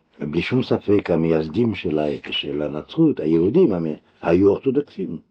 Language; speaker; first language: Hebrew; non-native, fluent; French